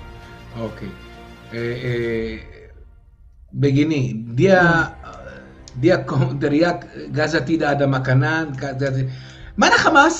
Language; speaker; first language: Indonesian; non-native, fluent; Hebrew